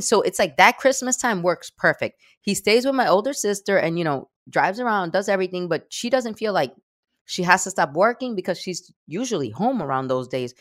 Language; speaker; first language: English; early bilingual, other home language; Spanish